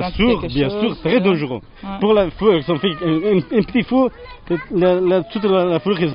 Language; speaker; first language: French; non-native, learner; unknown